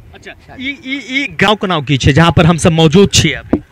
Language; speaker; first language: Hindi; native; Hindi